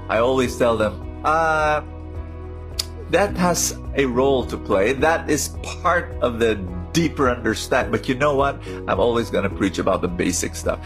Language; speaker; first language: English; non-native, local second language; Filipino